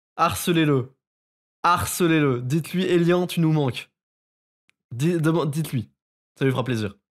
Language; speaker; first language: French; native; French